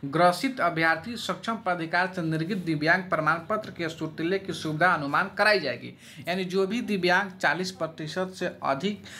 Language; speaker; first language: Hindi; native; Hindi